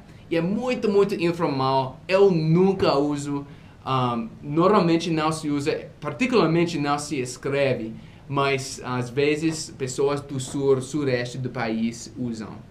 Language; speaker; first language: Portuguese; non-native, fluent; English